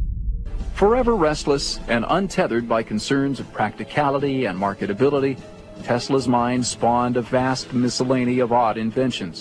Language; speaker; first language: English; native; English